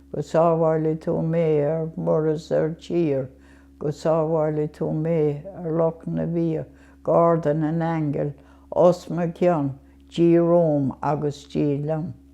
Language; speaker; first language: Irish; native; Irish